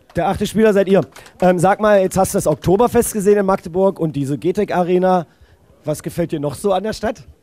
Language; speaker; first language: German; native; German